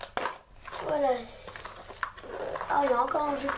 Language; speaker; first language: French; native; French